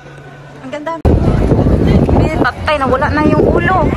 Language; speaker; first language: Filipino; native; Filipino